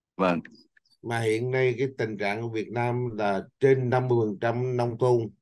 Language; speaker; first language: Vietnamese; native; Vietnamese